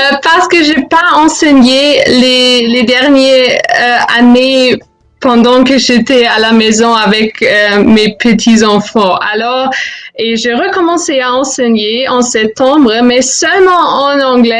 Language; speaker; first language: French; non-native, fluent; German